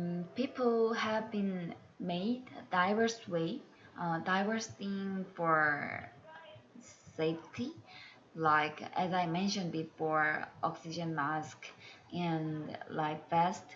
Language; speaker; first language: English; non-native, learner; Korean